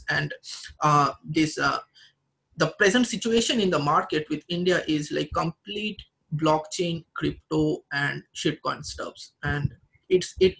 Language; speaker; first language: English; non-native, local second language; Bangla